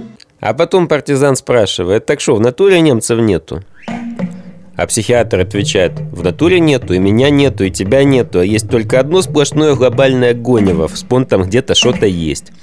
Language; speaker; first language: Russian; native; Russian